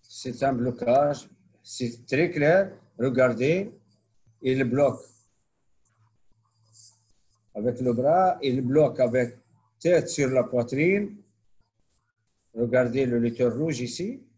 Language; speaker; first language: French; non-native, local second language; Arabic